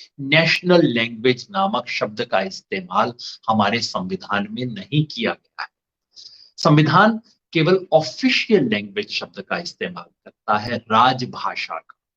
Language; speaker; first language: Hindi; native; Hindi